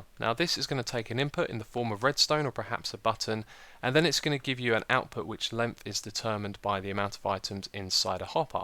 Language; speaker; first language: English; native; English